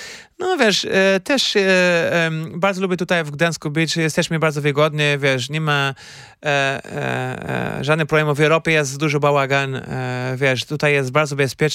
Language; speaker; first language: Polish; non-native, fluent; Portuguese